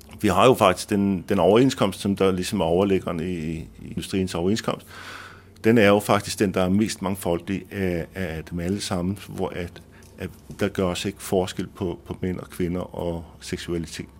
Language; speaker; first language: Danish; native; Danish